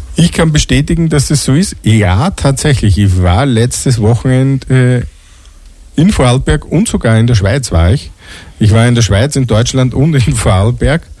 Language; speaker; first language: German; native; German